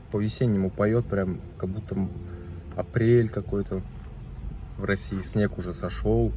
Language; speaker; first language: Russian; native; Russian